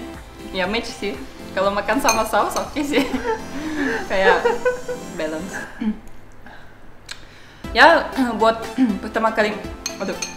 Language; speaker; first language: Indonesian; non-native, learner; Russian